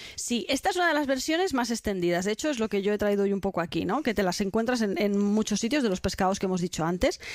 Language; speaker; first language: Spanish; native; Spanish